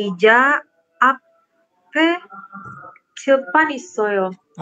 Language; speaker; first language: Korean; non-native, learner; Indonesian